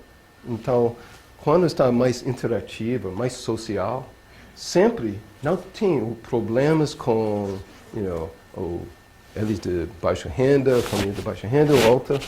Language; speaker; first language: Portuguese; non-native, learner; English